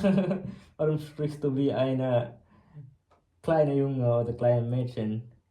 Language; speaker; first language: German; non-native, learner; Malayalam